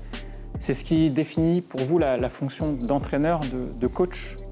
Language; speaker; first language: French; native; French